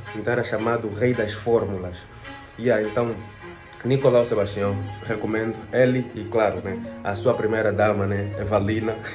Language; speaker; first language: Portuguese; native; Portuguese